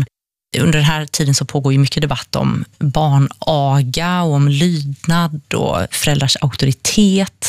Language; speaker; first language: Swedish; native; Swedish